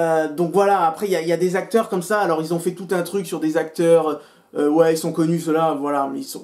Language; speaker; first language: French; native; French